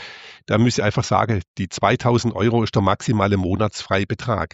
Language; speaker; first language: German; native; German